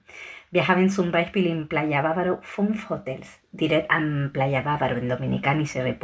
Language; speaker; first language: German; non-native, fluent; Spanish